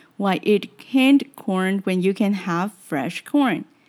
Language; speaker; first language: English; non-native, fluent; Chinese